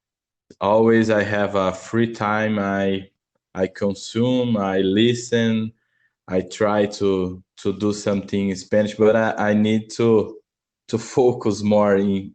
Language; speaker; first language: English; non-native, learner; Portuguese